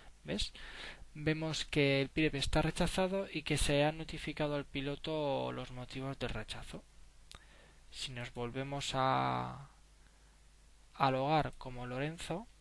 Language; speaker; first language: Spanish; native; Spanish